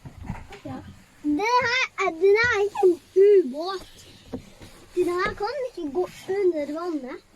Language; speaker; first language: Swedish; early bilingual, other home language; S'gaw Karen